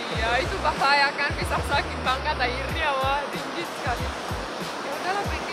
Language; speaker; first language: Indonesian; non-native, fluent; Romanian